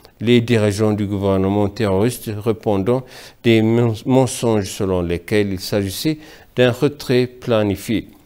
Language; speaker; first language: French; non-native, fluent; Amharic